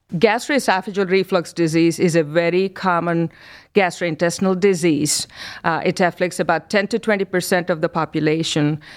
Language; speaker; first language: English; non-native, local second language; Telugu